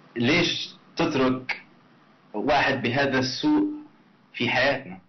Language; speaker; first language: Arabic; native; Arabic